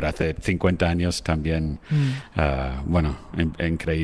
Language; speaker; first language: Spanish; non-native, fluent; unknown